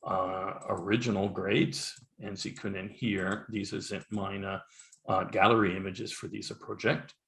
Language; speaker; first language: German; non-native, learner; English